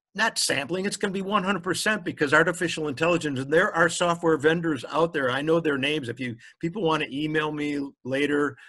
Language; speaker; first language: English; native; English